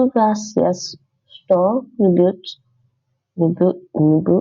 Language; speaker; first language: Russian; non-native, learner; English